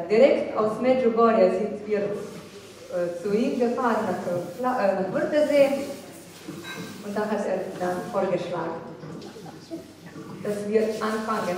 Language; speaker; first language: German; non-native, fluent; Slovenian